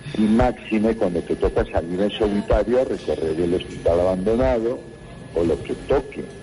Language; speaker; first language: Spanish; native; Spanish